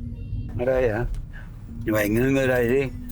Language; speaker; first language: Vietnamese; non-native, fluent; French